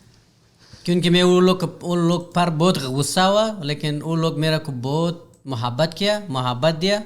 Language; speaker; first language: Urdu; non-native, learner; Hazaragi